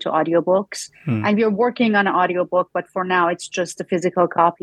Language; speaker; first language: English; non-native, fluent; Persian